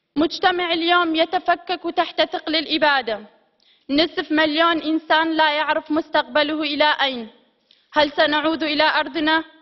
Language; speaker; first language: Arabic; non-native, local second language; Kurdish